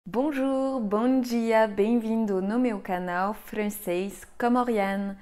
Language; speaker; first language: Portuguese; non-native, fluent; French